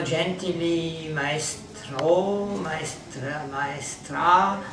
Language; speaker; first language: Italian; non-native, learner; French